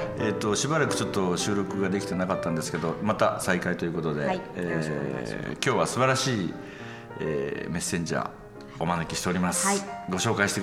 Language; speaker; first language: Japanese; native; Japanese